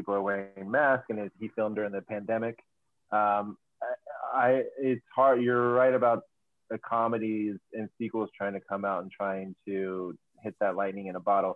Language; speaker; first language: English; native; English